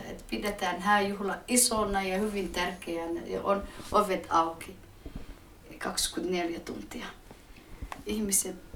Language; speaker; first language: Finnish; early bilingual, other home language; Somali